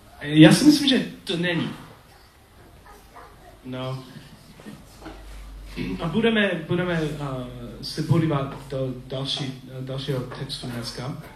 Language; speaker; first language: Czech; non-native, learner; English